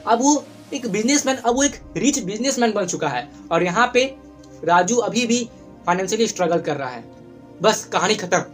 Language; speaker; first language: Hindi; native; Hindi